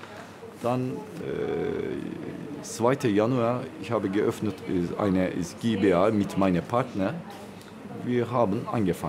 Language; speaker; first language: German; non-native, learner; Turkish